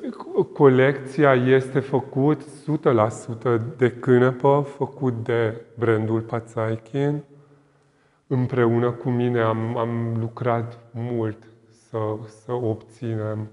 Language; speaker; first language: Romanian; non-native, local second language; Hungarian